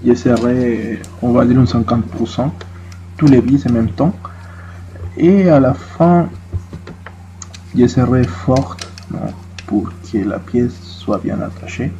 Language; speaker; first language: French; non-native, fluent; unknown